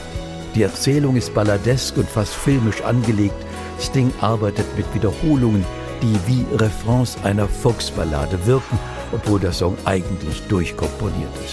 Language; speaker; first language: German; native; German